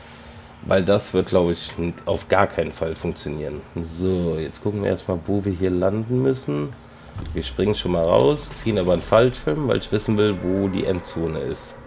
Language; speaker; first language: German; native; German